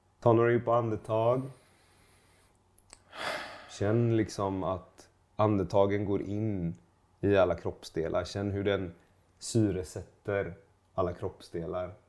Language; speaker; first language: Swedish; native; Swedish